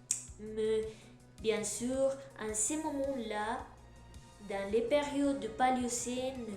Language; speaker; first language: French; non-native, learner; Spanish